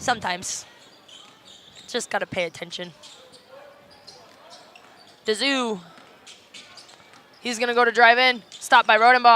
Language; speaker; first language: English; native; English